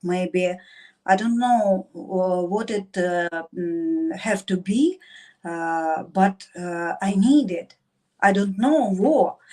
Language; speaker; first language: English; non-native, learner; Russian